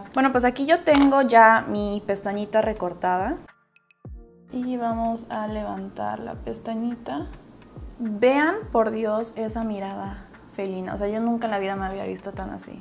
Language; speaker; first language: Spanish; native; Spanish